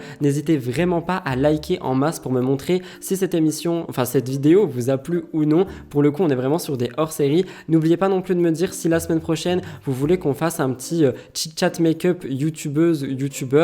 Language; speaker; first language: French; native; French